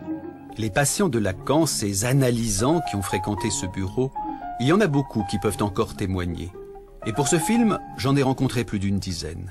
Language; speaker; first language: French; native; French